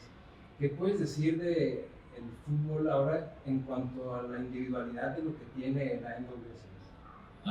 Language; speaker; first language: Spanish; native; Spanish